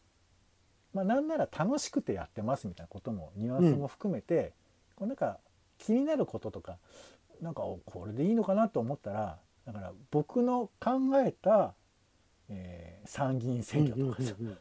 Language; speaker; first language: Japanese; native; Japanese